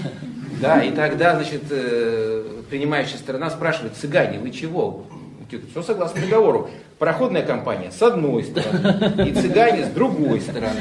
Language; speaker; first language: Russian; native; Russian